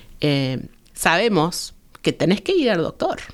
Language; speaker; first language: Spanish; early bilingual, heritage; Spanish